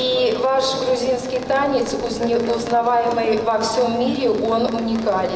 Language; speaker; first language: Russian; native; Russian